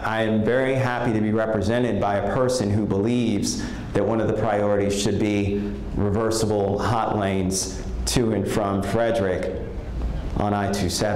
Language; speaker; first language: English; native; English